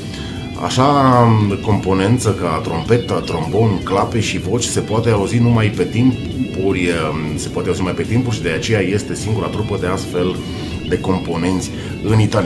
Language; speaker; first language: Romanian; native; Romanian